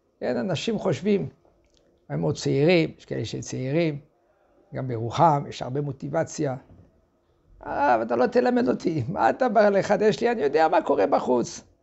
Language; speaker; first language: Hebrew; non-native, fluent; French